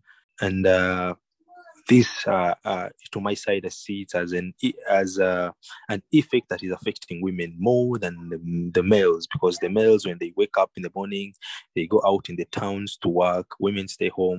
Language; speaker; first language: English; non-native, local second language; Ganda